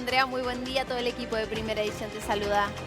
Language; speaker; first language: Spanish; native; Spanish